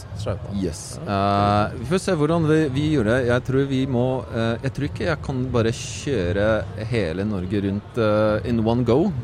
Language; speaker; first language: Norwegian; non-native, fluent; Polish